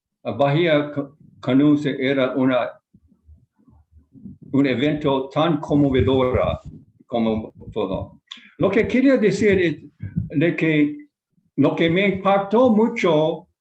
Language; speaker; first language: Spanish; non-native, fluent; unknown